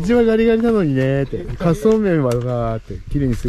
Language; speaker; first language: Japanese; native; Japanese